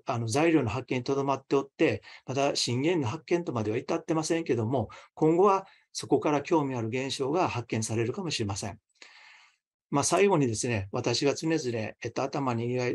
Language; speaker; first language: Japanese; native; Japanese